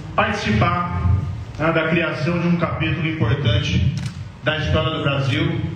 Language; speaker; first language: Portuguese; native; Portuguese